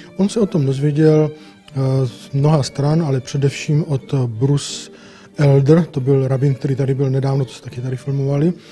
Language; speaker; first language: Czech; native; Czech